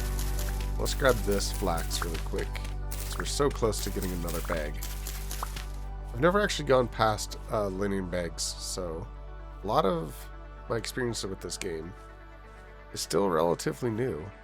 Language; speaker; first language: English; native; English